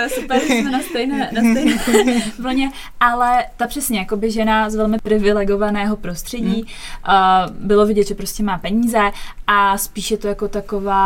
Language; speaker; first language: Czech; native; Czech